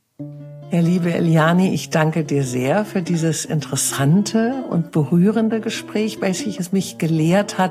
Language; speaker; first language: German; native; German